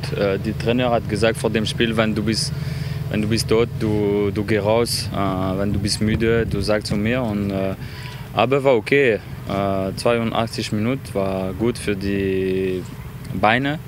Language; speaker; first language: German; non-native, learner; French